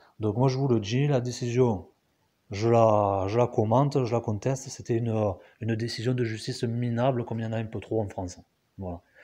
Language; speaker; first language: French; native; French